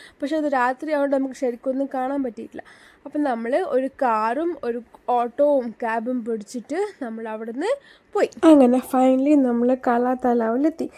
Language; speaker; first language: Malayalam; early bilingual, heritage; Malayalam